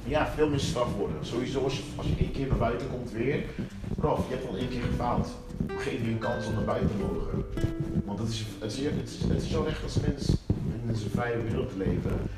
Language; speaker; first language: Dutch; non-native, local second language; Papiamento